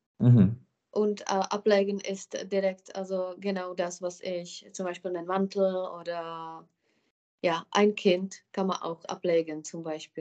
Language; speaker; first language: German; non-native, fluent; Czech